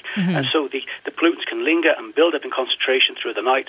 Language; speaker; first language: English; native; English